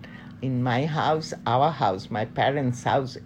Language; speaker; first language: English; non-native, local second language; Bangla